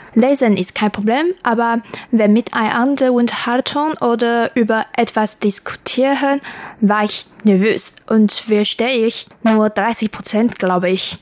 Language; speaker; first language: German; non-native, learner; Chinese